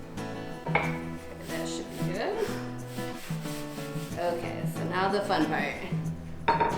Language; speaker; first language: English; native; English